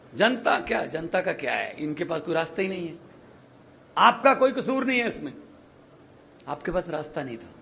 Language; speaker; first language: Hindi; non-native, local second language; Punjabi